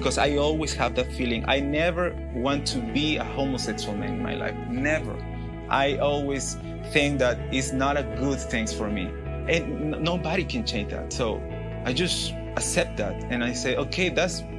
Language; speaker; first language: English; non-native, learner; Spanish